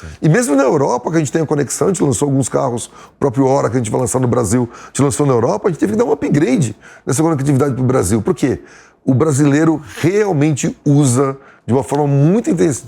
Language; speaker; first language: Portuguese; native; Portuguese